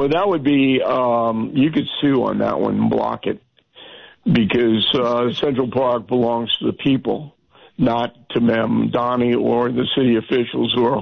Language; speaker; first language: English; native; English